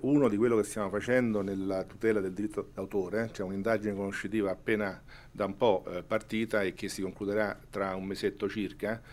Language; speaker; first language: Italian; native; Italian